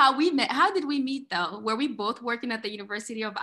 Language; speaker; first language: English; non-native, fluent; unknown